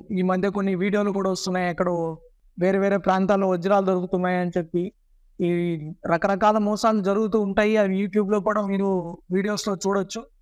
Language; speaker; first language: Telugu; native; Telugu